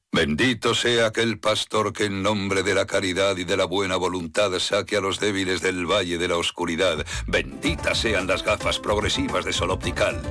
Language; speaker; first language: Spanish; native; Spanish